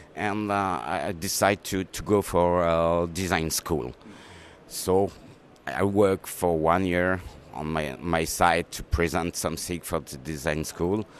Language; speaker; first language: English; non-native, learner; French